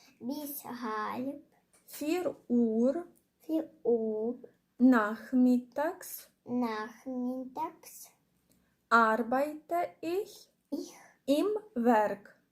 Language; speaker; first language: German; non-native, fluent; Ukrainian